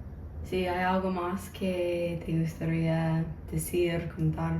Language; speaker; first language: Spanish; non-native, learner; English